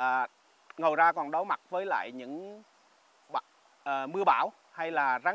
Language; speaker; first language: Vietnamese; native; Vietnamese